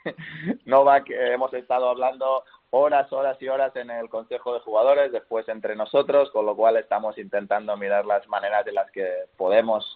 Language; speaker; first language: Spanish; native; Spanish